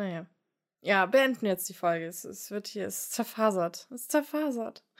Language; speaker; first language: German; native; German